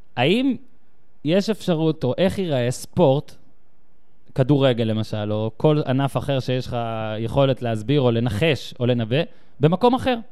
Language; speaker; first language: Hebrew; native; Hebrew